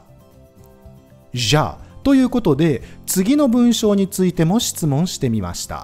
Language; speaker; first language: Japanese; native; Japanese